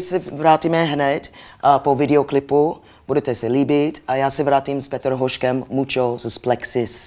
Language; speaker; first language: Czech; non-native, learner; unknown